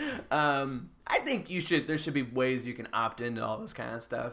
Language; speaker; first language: English; native; English